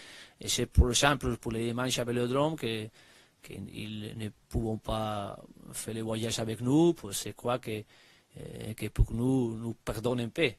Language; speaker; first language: French; non-native, learner; Spanish